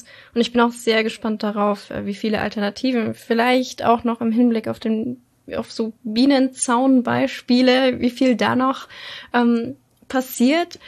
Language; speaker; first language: German; native; German